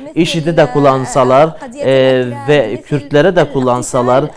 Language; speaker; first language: Turkish; non-native, learner; Arabic